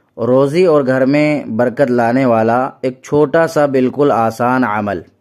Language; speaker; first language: Urdu; native; Urdu